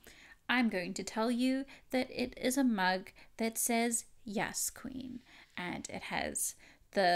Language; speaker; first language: English; native; English